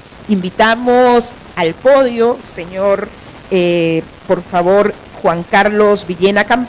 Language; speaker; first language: Spanish; native; Spanish